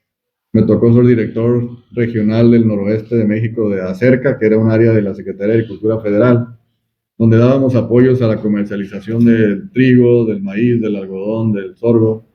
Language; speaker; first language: Spanish; native; Spanish